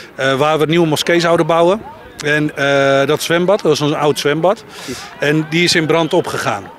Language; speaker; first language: Dutch; native; Dutch